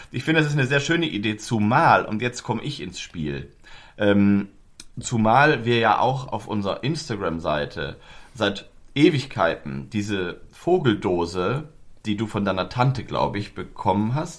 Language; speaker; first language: German; native; German